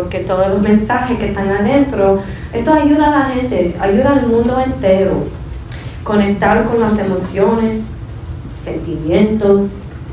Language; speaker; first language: Spanish; early bilingual, other home language; English